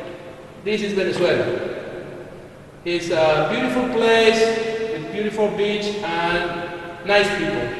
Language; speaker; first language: English; non-native, learner; Spanish